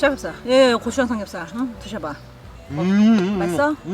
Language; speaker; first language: Korean; native; Korean